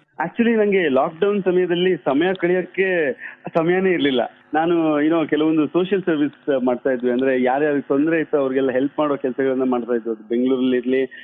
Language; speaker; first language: Kannada; non-native, local second language; Kodava